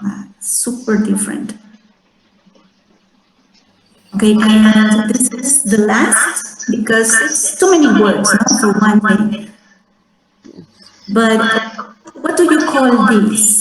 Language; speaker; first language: English; non-native, fluent; Spanish